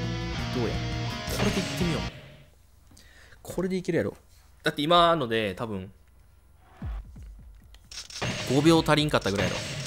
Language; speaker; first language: Japanese; native; Japanese